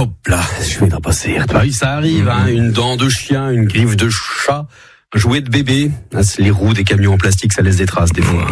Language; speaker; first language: French; native; French